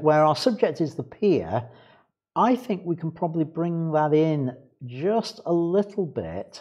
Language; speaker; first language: English; native; English